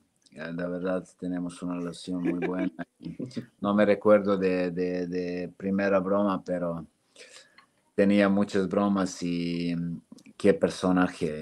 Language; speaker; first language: Spanish; non-native, fluent; Serbian